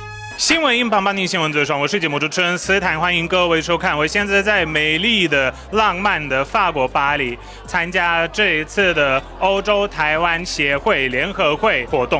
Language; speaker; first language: Chinese; non-native, fluent; Polish